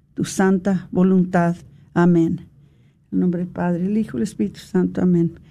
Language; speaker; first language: Spanish; early bilingual, heritage; Spanish